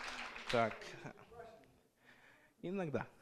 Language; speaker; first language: Russian; non-native, learner; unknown